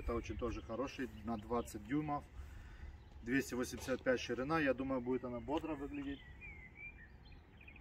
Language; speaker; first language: Russian; early bilingual, heritage; Russian